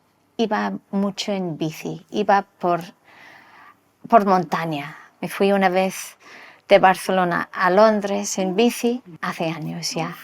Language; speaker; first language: Spanish; non-native, local second language; English